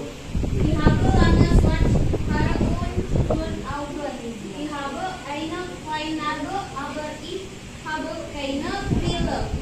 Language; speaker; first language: German; non-native, learner; Indonesian